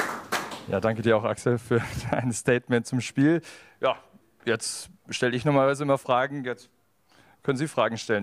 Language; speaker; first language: German; native; German